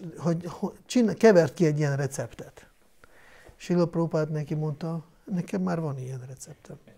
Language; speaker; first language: Hungarian; non-native, fluent; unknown